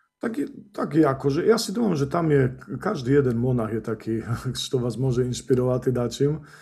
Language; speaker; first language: Slovak; non-native, local second language; Rusyn